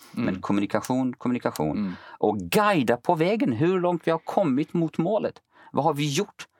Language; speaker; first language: Swedish; early bilingual, other home language; Kurdish